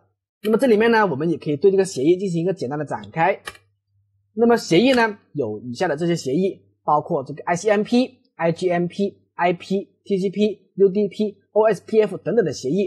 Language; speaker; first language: Chinese; native; Chinese